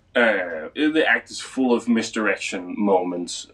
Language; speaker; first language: English; non-native, fluent; Danish